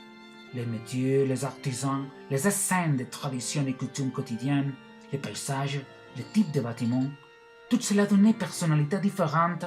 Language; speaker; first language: French; non-native, learner; Catalan